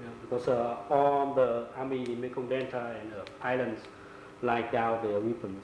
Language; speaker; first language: English; non-native, fluent; Vietnamese